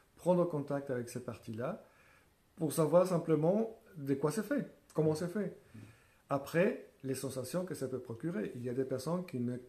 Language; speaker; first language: French; non-native, fluent; Spanish